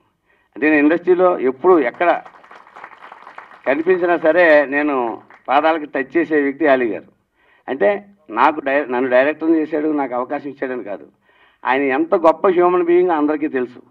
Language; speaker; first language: Telugu; native; Telugu